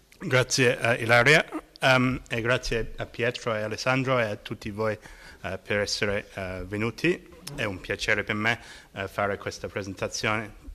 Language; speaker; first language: Italian; non-native, fluent; English